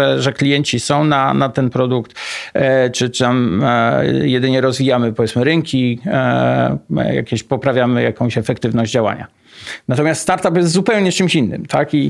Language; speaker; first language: Polish; native; Polish